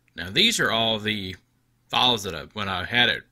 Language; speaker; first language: English; native; English